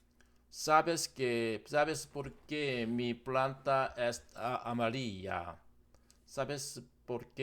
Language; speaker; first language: Spanish; non-native, learner; Korean